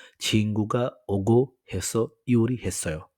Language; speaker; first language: Korean; non-native, fluent; Bangla